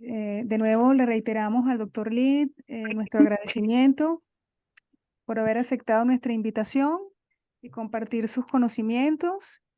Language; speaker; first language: Spanish; native; Spanish